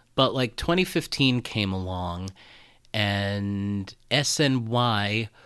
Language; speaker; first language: English; native; English